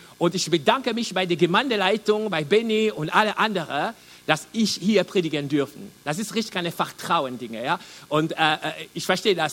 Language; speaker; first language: German; non-native, learner; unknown